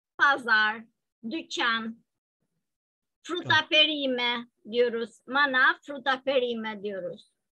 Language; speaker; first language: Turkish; non-native, fluent; Albanian